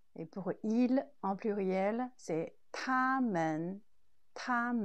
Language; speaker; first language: French; non-native, fluent; Chinese